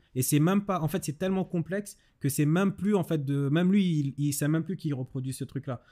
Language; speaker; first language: French; native; French